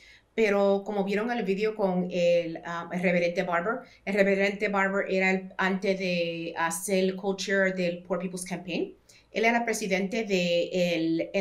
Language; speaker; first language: Spanish; early bilingual, heritage; Spanish